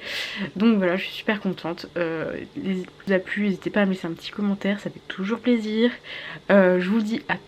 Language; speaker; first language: French; native; French